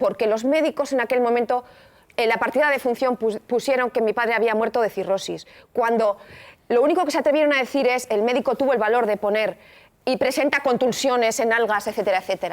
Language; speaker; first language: Spanish; native; Spanish